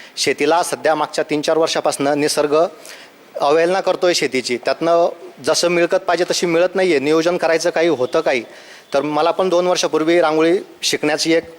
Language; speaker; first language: Marathi; native; Marathi